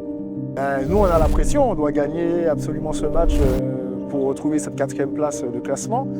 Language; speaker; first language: French; native; French